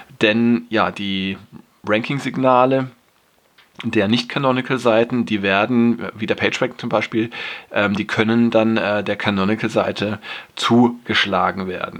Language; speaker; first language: German; native; German